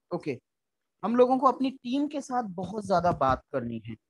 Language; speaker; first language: Hindi; native; Hindi